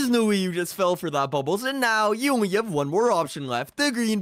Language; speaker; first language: English; native; English